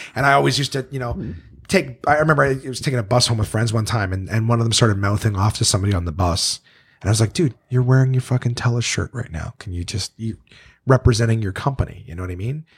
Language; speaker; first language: English; native; English